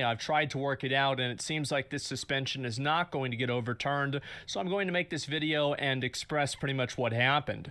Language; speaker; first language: English; native; English